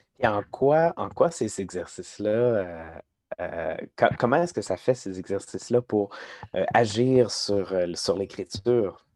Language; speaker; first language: French; native; French